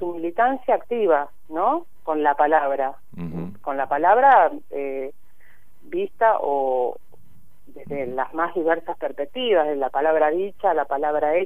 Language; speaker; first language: Spanish; native; Spanish